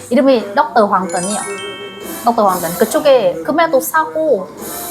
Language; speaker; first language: Korean; non-native, learner; Vietnamese